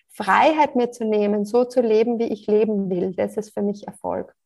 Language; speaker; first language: German; native; German